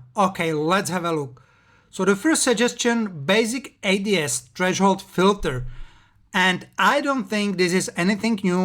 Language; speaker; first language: English; non-native, fluent; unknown